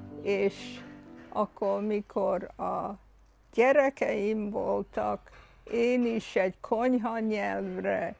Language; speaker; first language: Hungarian; early bilingual, heritage; Hungarian